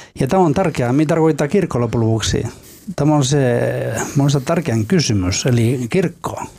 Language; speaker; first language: Finnish; non-native, fluent; Spanish